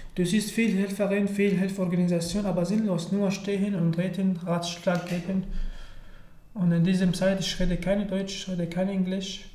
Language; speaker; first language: German; non-native, learner; Arabic